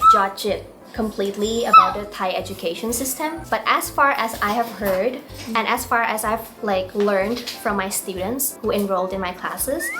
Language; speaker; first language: English; early bilingual, other home language; Thai